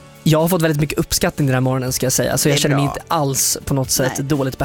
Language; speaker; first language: Swedish; native; Swedish